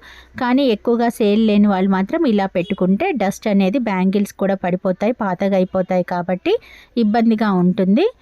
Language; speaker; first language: Telugu; native; Telugu